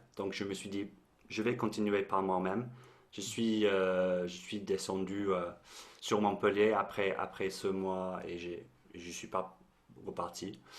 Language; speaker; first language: French; non-native, fluent; English